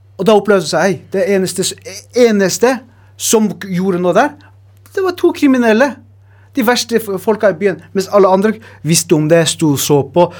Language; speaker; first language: Norwegian; native; Norwegian